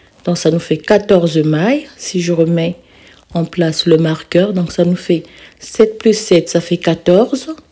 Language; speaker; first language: French; native; French